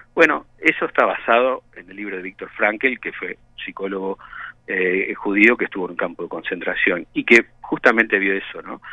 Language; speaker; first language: Spanish; native; Spanish